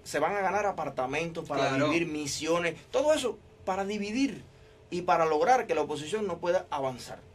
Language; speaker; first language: Spanish; native; Spanish